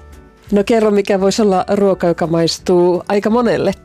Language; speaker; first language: Finnish; native; Finnish